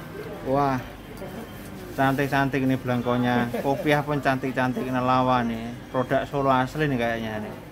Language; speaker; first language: Indonesian; non-native, local second language; Javanese